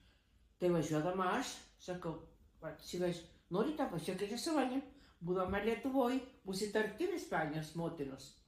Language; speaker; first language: Lithuanian; early bilingual, heritage; Lithuanian